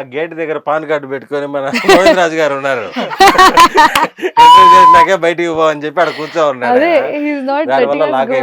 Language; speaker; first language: Telugu; native; Telugu